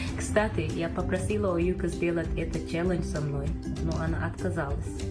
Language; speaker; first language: Russian; non-native, learner; Hausa